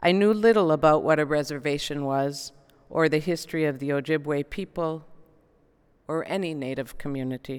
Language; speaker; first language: English; native; English